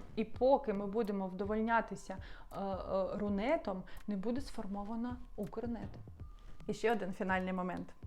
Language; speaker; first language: Ukrainian; non-native, local second language; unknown